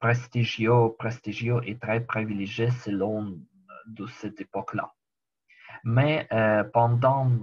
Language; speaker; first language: French; non-native, learner; Ukrainian